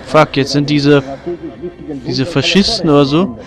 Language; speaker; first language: German; native; German